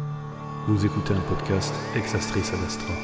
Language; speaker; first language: French; native; French